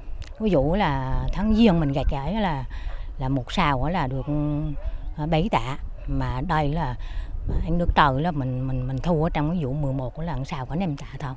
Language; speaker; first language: Vietnamese; native; Vietnamese